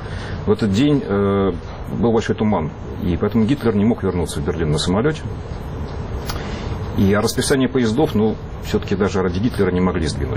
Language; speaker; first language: Russian; native; Russian